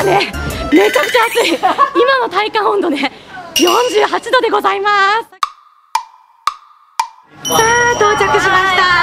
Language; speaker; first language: Japanese; native; Japanese